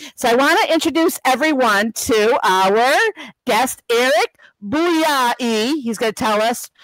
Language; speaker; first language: English; native; English